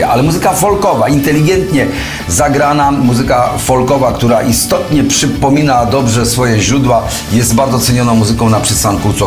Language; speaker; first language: Polish; native; Polish